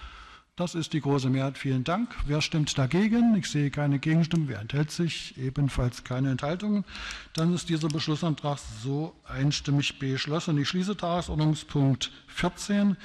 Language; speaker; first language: German; native; German